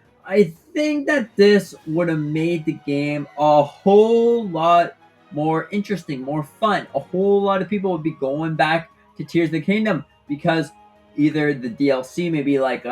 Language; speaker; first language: English; native; English